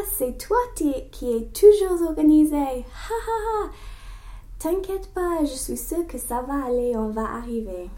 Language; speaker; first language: French; non-native, learner; English